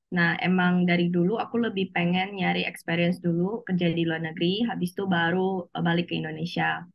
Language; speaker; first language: Indonesian; native; Indonesian